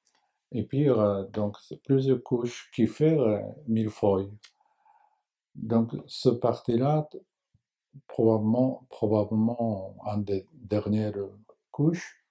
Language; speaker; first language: French; non-native, learner; Japanese